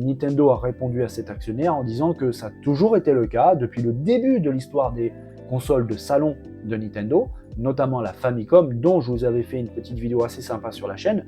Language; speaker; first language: French; native; French